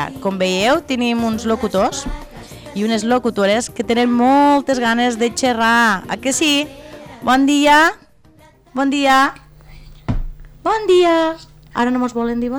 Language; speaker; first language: Catalan; native; Catalan